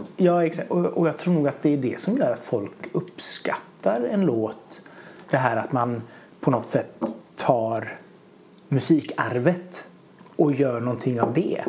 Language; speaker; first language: Swedish; native; Swedish